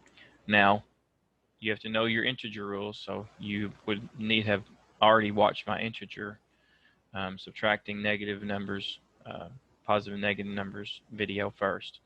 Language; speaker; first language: English; native; English